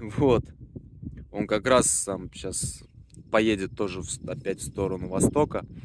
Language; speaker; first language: Russian; native; Russian